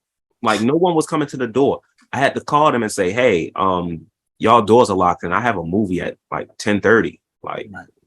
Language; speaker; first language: English; native; English